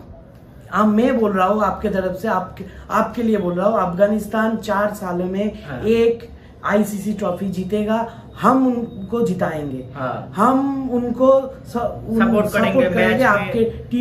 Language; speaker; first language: Hindi; non-native, local second language; Bangla